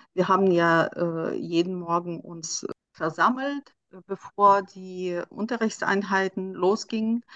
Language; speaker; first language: German; non-native, fluent; Russian